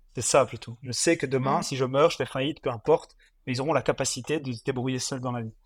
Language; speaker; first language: French; native; French